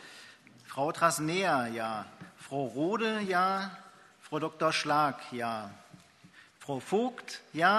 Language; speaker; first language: German; native; German